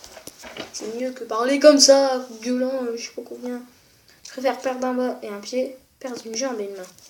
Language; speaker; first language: French; native; French